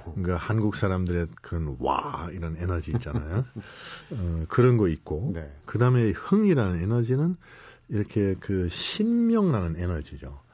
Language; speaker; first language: Korean; non-native, fluent; German